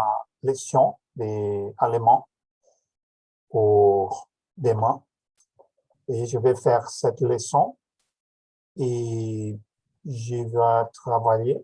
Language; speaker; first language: French; non-native, learner; Portuguese